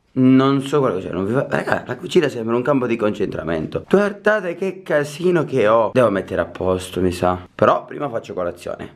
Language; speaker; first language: Italian; native; Italian